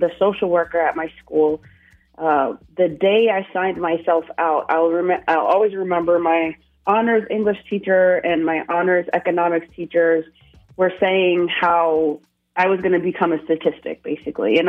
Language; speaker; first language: English; native; English